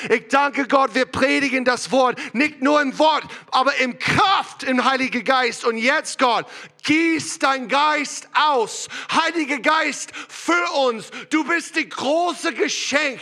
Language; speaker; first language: German; non-native, learner; English